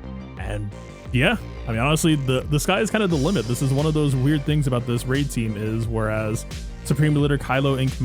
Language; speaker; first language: English; native; English